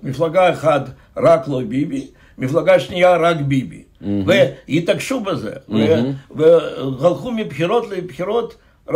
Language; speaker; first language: Hebrew; non-native, fluent; Russian